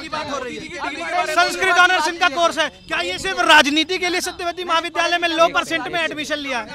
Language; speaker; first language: Hindi; native; Hindi